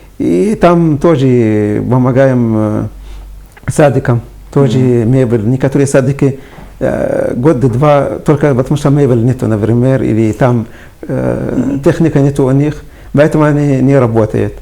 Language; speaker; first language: Russian; non-native, fluent; Arabic